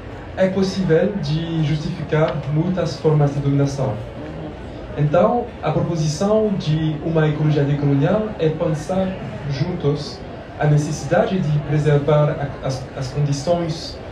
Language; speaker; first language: Portuguese; non-native, learner; French